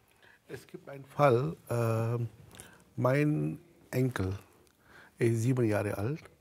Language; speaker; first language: German; non-native, fluent; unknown